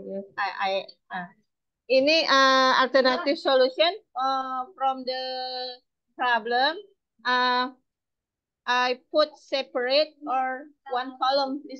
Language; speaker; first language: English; non-native, learner; Indonesian